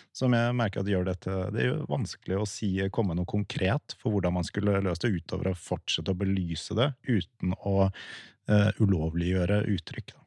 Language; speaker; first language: Norwegian; native; Norwegian